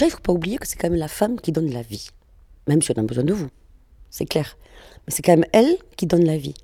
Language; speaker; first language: French; non-native, fluent; Spanish